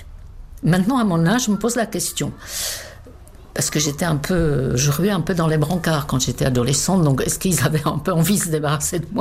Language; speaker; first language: French; non-native, fluent; Czech